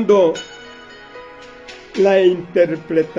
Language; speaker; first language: Spanish; native; Spanish